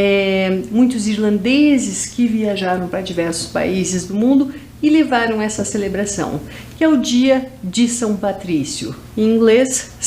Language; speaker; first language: Portuguese; native; Portuguese